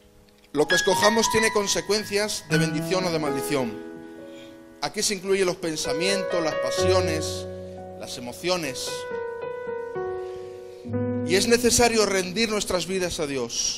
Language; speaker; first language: Spanish; native; Spanish